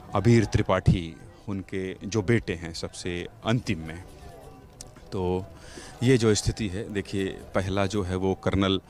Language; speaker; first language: Hindi; native; Hindi